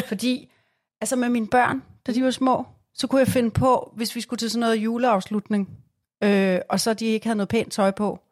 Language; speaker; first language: Danish; native; Danish